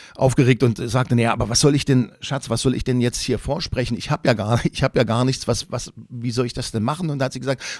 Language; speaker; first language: German; native; German